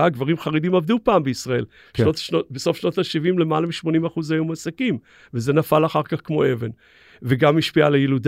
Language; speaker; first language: Hebrew; native; Hebrew